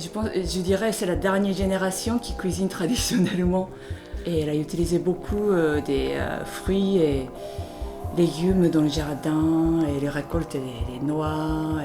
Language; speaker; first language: French; non-native, fluent; Japanese